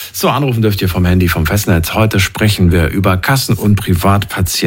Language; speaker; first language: German; native; German